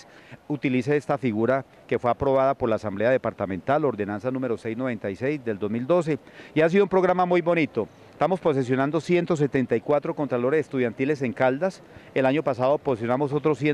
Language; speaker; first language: Spanish; native; Spanish